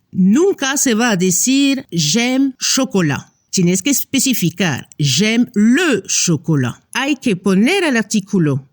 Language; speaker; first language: Spanish; non-native, fluent; French